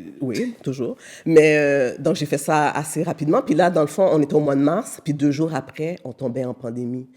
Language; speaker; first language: French; native; French